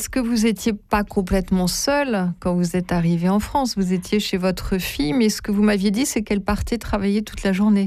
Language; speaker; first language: French; native; French